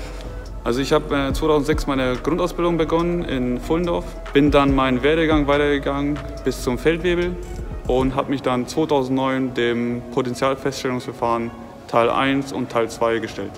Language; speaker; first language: German; native; German